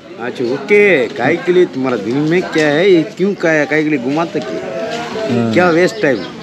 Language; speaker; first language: Hindi; non-native, local second language; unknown